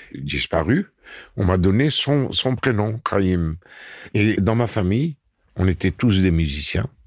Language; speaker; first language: French; native; French